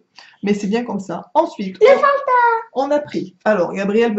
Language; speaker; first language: French; native; French